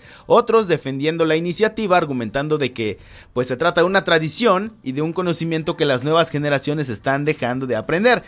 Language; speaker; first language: Spanish; native; Spanish